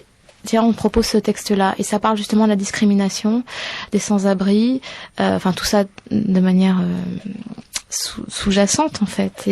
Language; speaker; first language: French; native; French